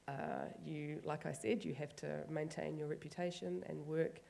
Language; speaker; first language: English; native; English